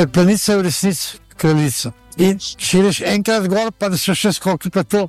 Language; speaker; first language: German; non-native, learner; Slovenian